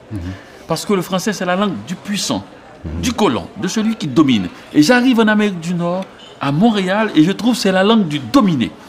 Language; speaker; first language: French; non-native, local second language; Haitian Creole